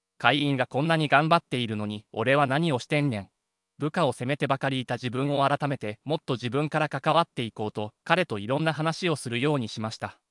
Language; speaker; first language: Japanese; native; Japanese